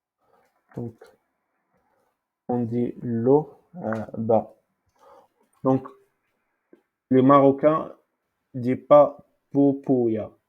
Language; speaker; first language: French; non-native, local second language; Arabic